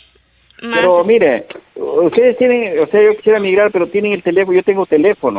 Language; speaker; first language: Spanish; native; Spanish